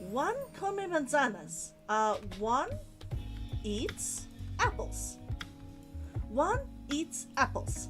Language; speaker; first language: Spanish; non-native, learner; English